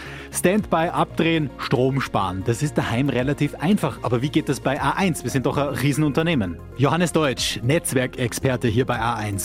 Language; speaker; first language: German; native; German